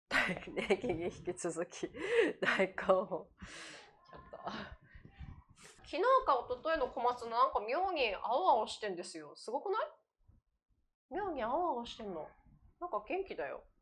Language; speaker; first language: Japanese; native; Japanese